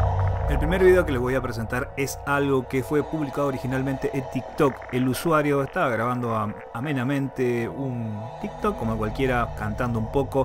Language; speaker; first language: Spanish; native; Spanish